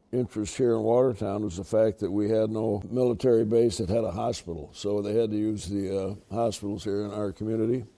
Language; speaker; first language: English; native; English